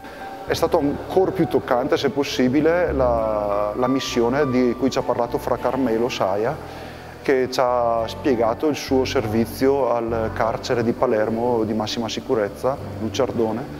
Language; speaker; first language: Italian; native; Italian